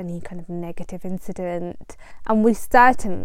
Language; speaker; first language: English; non-native, local second language; Punjabi